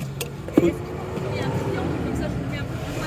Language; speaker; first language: French; native; French